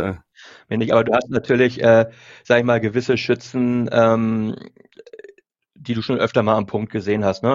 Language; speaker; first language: German; native; German